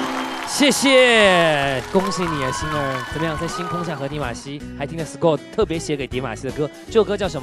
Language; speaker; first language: Chinese; native; Chinese